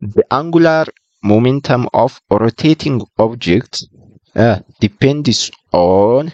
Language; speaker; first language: English; non-native, local second language; Amharic